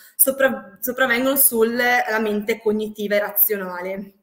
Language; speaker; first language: Italian; native; Italian